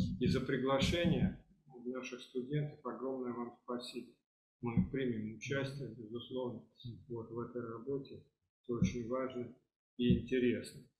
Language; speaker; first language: Russian; native; Russian